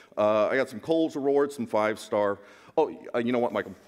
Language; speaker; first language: English; native; English